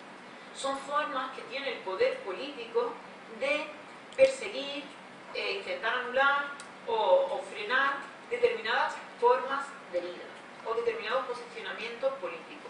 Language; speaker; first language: Spanish; native; Spanish